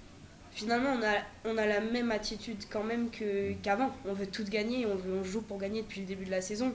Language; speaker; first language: French; native; French